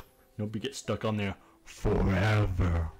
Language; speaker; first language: English; native; English